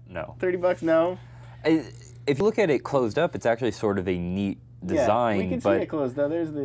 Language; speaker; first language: English; native; English